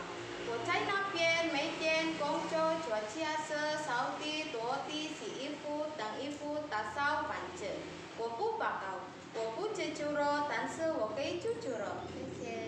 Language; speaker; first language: Chinese; non-native, learner; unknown